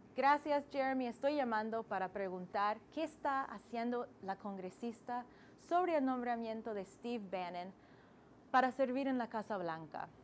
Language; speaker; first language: Spanish; non-native, fluent; English